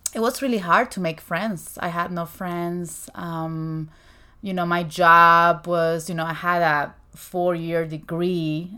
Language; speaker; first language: English; non-native, fluent; Spanish